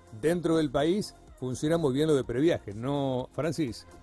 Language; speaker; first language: Spanish; native; Spanish